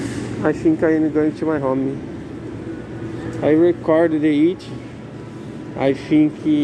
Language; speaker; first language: English; non-native, learner; Portuguese